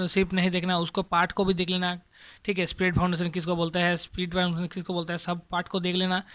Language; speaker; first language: Hindi; non-native, local second language; Bangla